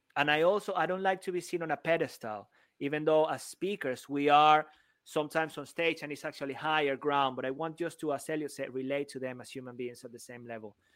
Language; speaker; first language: English; non-native, fluent; Spanish